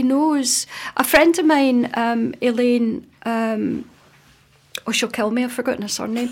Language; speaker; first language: English; native; English